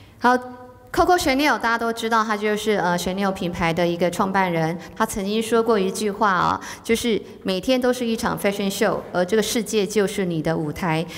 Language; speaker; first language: Chinese; native; Chinese